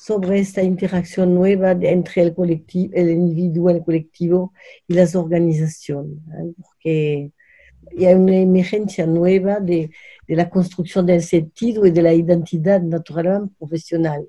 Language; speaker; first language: Spanish; non-native, learner; French